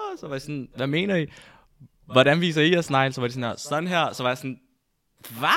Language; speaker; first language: Danish; early bilingual, other home language; Spanish